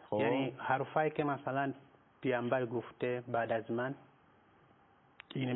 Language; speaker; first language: Persian; non-native, fluent; Nyanja